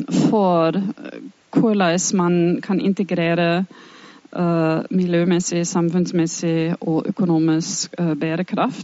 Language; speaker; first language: Norwegian; non-native, fluent; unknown